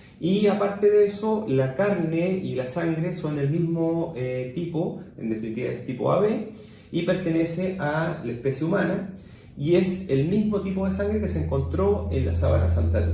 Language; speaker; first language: Spanish; native; Spanish